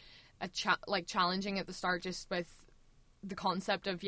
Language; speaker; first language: English; native; English